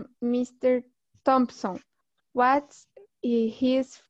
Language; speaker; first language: English; non-native, learner; Portuguese